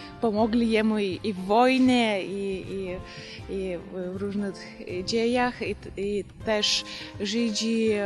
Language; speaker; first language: Polish; non-native, learner; Russian